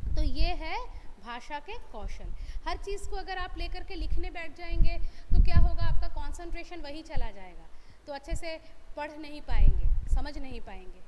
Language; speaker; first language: Hindi; non-native, local second language; Bangla